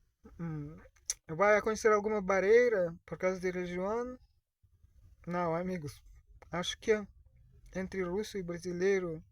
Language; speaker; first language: Portuguese; non-native, learner; Russian